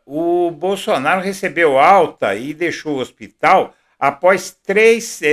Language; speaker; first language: Portuguese; native; Portuguese